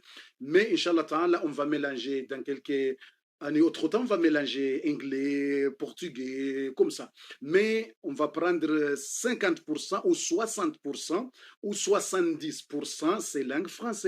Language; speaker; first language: French; non-native, learner; Comorian